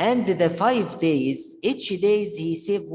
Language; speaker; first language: English; non-native, fluent; Arabic